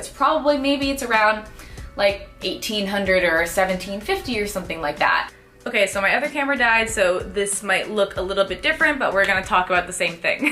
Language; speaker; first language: English; native; English